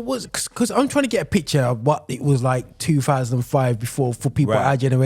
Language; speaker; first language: English; native; English